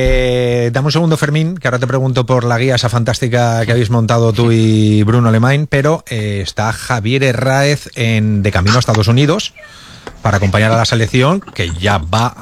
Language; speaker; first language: Spanish; native; Spanish